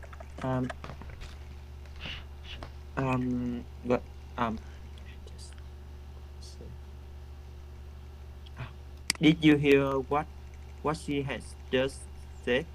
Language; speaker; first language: English; non-native, learner; Vietnamese